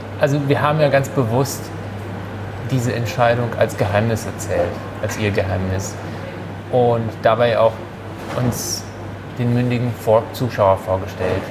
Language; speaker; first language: German; early bilingual, other home language; Turkish